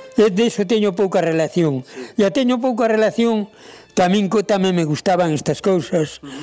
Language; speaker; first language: Galician; native; Galician